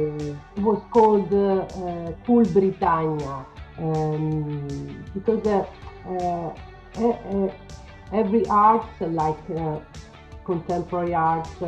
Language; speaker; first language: English; non-native, learner; Italian